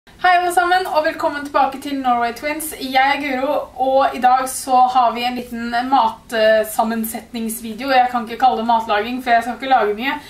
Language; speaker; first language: Norwegian; native; Norwegian